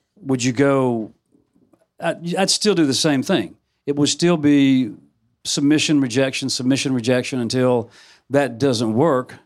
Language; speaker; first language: English; native; English